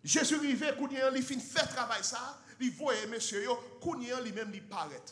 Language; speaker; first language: French; non-native, learner; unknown